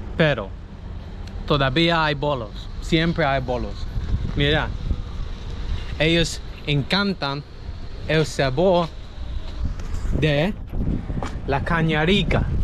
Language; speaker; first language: Spanish; non-native, learner; English